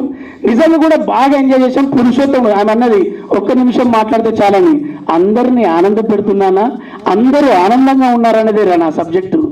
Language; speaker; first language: Telugu; native; Telugu